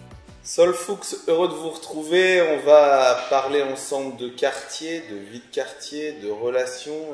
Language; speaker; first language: French; native; French